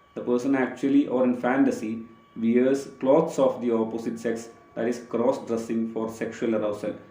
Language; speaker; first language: English; non-native, local second language; Malayalam